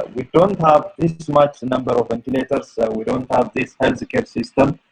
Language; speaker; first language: English; non-native, local second language; Amharic